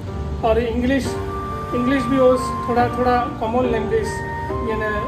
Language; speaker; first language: Hindi; non-native, fluent; Bangla